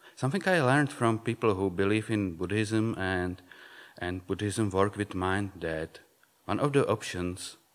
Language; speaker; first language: English; non-native, fluent; Czech